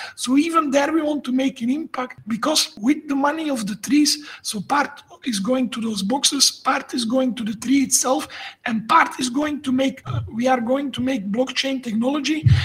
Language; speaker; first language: English; non-native, fluent; Dutch